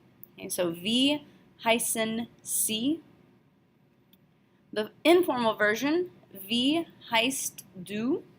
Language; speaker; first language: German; non-native, fluent; English